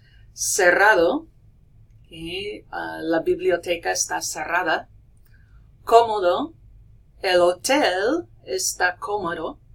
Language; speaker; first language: Spanish; non-native, fluent; English